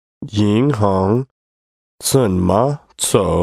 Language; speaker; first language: Chinese; non-native, learner; English